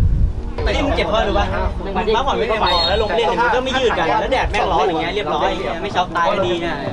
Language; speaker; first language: Thai; native; Thai